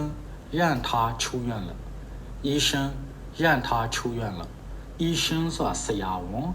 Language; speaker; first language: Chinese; non-native, fluent; Burmese